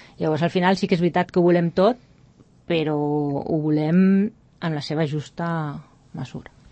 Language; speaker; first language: Catalan; native; Catalan